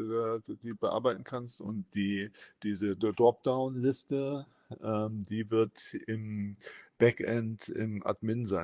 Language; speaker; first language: German; native; German